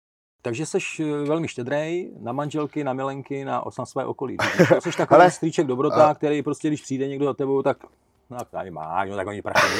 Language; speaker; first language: Czech; native; Czech